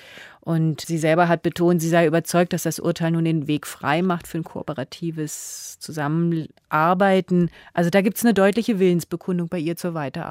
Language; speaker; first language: German; native; German